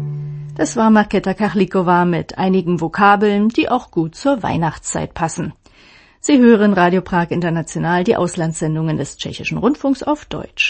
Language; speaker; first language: German; native; German